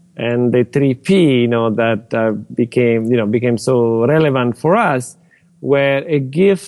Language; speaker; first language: English; non-native, fluent; Italian